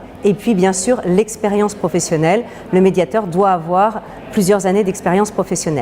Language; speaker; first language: French; native; French